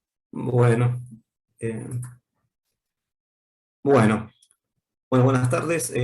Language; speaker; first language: Spanish; native; Spanish